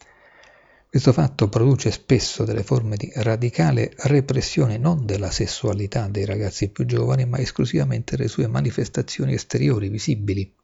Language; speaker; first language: Italian; native; Italian